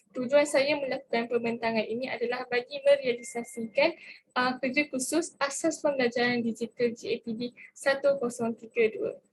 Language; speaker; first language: Malay; native; Malay